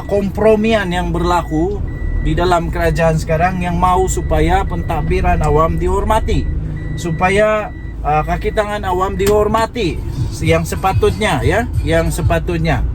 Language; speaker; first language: Malay; native; Malay